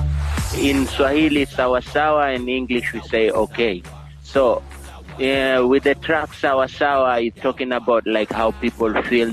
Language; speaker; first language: English; non-native, local second language; Giryama